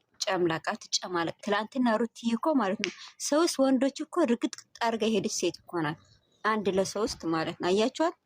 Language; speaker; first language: Amharic; non-native, local second language; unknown